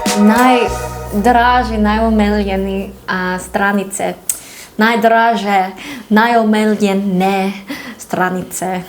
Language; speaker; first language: Serbian; non-native, learner; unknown